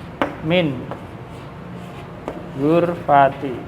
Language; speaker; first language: Arabic; non-native, fluent; Indonesian